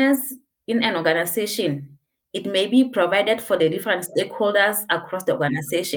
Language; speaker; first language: English; non-native, local second language; Southern Sotho